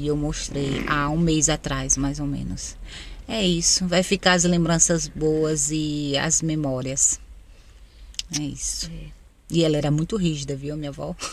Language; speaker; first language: Portuguese; native; Portuguese